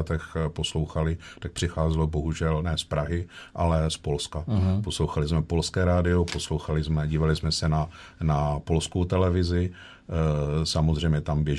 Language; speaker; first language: Czech; native; Czech